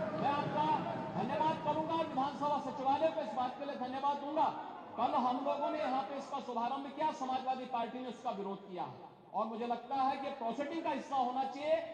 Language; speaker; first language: Hindi; native; Hindi